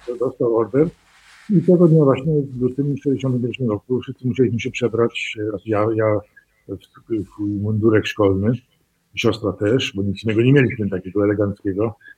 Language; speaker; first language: Polish; early bilingual, heritage; Polish